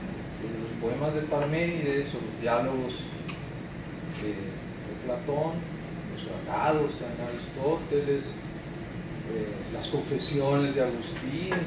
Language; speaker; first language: Spanish; native; Spanish